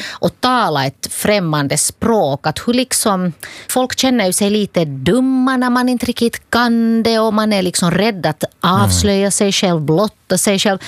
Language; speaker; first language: Swedish; native; Swedish